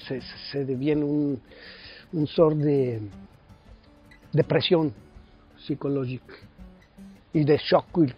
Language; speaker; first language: French; non-native, fluent; Spanish